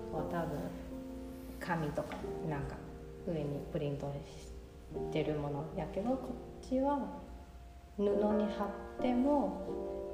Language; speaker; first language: Japanese; non-native, fluent; Chinese